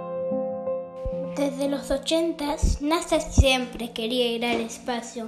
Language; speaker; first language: Spanish; early bilingual, heritage; Spanish